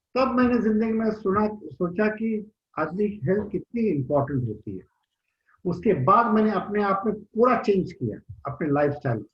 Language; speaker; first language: Hindi; non-native, local second language; Marathi